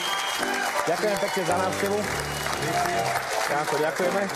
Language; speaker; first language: Slovak; native; Slovak